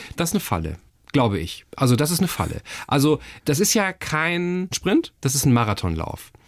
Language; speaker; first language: German; native; German